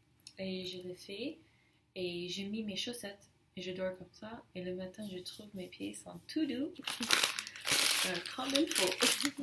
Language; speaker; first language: French; non-native, learner; English